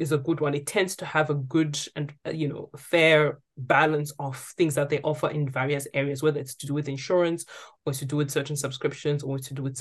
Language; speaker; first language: English; non-native, local second language; Shona